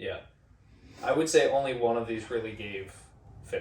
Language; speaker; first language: English; native; English